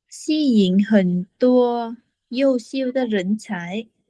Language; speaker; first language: Chinese; non-native, learner; Vietnamese